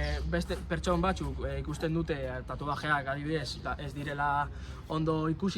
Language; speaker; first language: Basque; non-native, local second language; Spanish